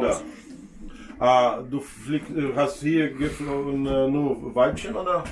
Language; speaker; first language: German; non-native, fluent; Polish